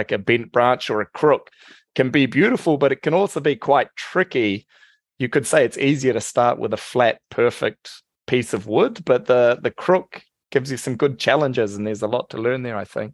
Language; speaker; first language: English; native; English